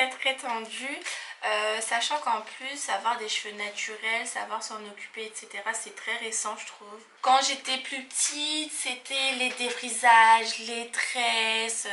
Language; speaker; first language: French; native; French